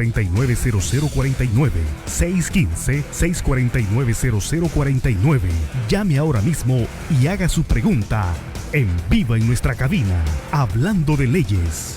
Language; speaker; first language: Spanish; native; Spanish